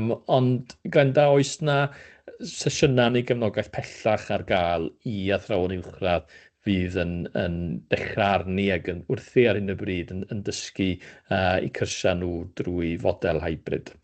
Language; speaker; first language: Welsh; native; Welsh